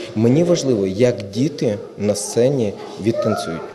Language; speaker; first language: Ukrainian; native; Ukrainian